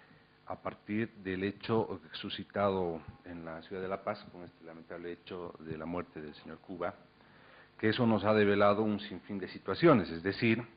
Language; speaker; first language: Spanish; native; Spanish